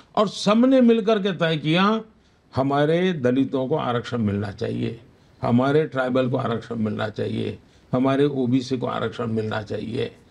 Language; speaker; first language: Hindi; non-native, local second language; Gujarati